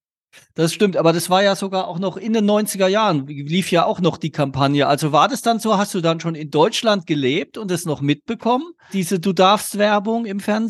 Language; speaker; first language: German; native; German